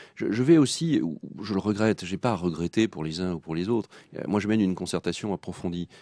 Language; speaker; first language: French; native; French